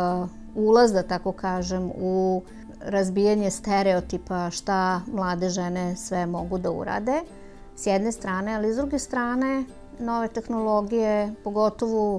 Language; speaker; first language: Serbian; native; Serbian